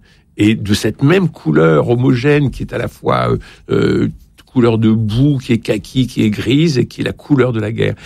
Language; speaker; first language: French; native; French